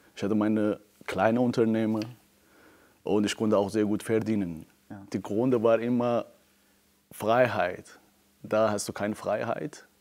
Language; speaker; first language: German; non-native, fluent; Persian